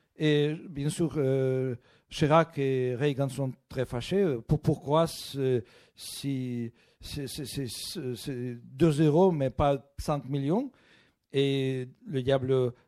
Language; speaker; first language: French; non-native, fluent; Russian